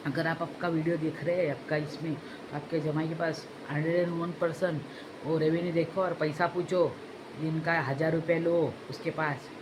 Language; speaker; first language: Hindi; non-native, local second language; Marathi